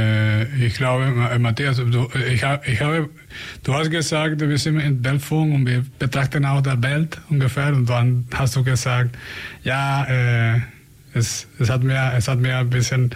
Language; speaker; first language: German; non-native, fluent; Spanish